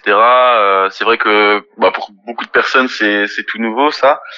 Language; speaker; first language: French; native; French